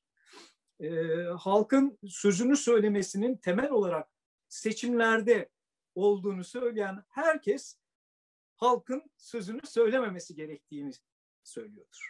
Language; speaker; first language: Turkish; native; Turkish